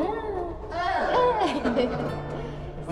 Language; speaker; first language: French; non-native, learner; English